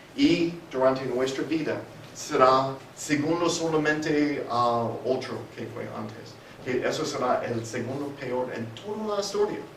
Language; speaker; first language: Spanish; non-native, fluent; English